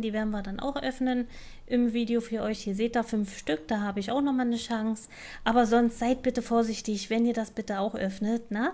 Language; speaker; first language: German; native; German